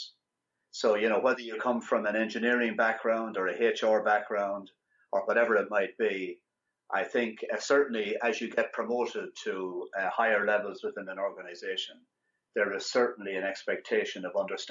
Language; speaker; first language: English; native; English